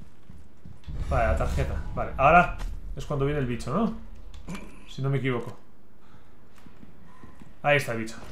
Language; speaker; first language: Spanish; native; Spanish